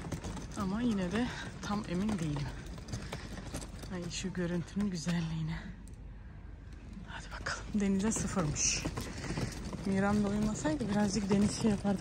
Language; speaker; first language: Turkish; early bilingual, heritage; Turkish